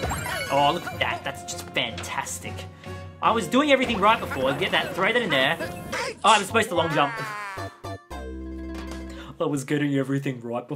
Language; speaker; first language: English; native; English